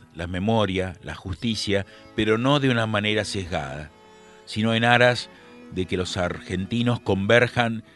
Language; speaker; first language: Spanish; native; Spanish